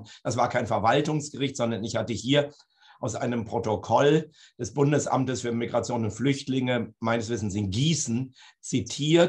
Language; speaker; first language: German; native; German